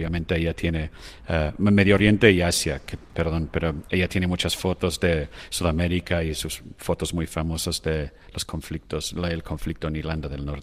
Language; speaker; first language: Spanish; non-native, fluent; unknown